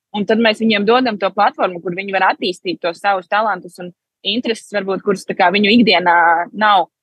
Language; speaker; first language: Latvian; early bilingual, heritage; Latvian